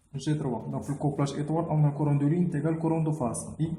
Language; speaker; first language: French; non-native, local second language; Arabic